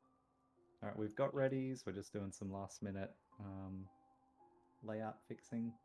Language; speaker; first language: English; native; English